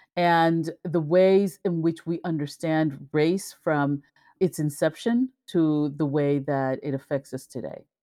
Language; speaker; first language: English; early bilingual, other home language; Spanish